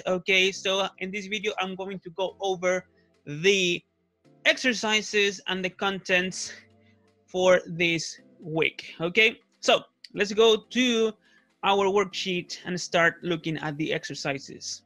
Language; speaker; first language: English; non-native, fluent; Spanish